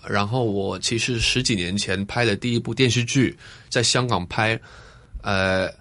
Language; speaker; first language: Chinese; non-native, fluent; Cantonese